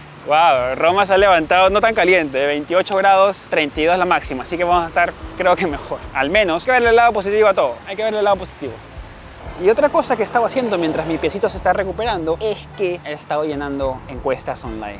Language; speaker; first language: Spanish; native; Spanish